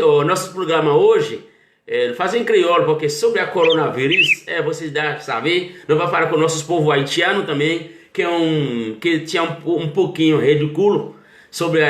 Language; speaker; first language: Portuguese; non-native, learner; Haitian Creole